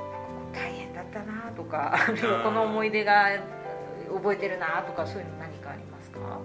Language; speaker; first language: Japanese; native; Japanese